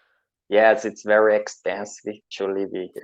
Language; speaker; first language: English; non-native, learner; Portuguese